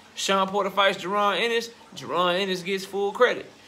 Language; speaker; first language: English; native; English